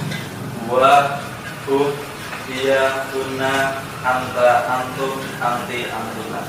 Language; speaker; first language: Arabic; non-native, learner; Indonesian